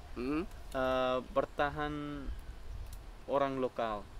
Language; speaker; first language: Indonesian; non-native, fluent; Dutch